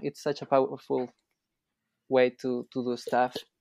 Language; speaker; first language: English; non-native, fluent; Spanish